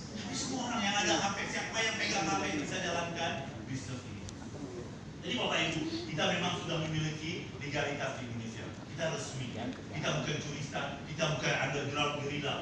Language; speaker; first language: Indonesian; non-native, fluent; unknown